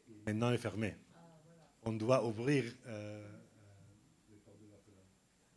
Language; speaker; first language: French; non-native, learner; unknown